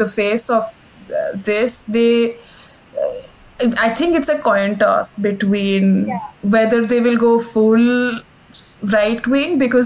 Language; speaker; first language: English; non-native, local second language; Hindi